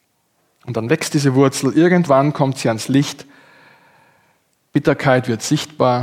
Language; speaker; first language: German; native; German